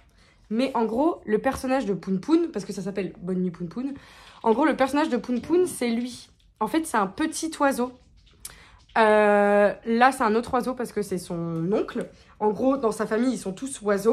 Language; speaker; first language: French; native; French